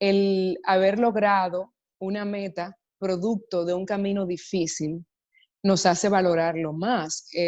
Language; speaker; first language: Spanish; native; Spanish